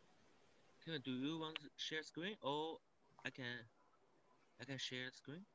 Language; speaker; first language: English; non-native, learner; Chinese